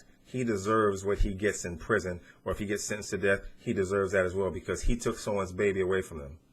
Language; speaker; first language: English; native; English